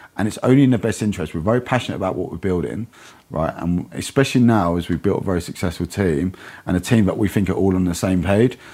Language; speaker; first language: English; native; English